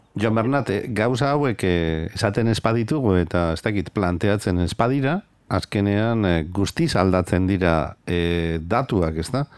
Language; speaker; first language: Basque; native; Basque